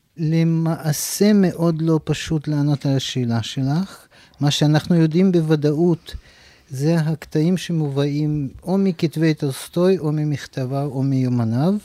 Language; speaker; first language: Hebrew; non-native, fluent; Russian